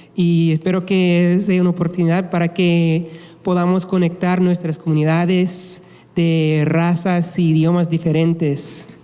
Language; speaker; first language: Spanish; non-native, fluent; English